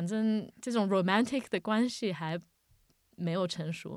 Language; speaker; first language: Chinese; early bilingual, heritage; Wu Chinese